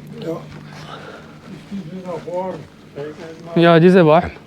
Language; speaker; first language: German; non-native, learner; Ukrainian